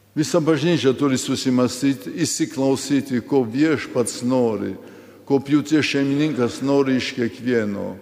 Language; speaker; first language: Lithuanian; early bilingual, heritage; Lithuanian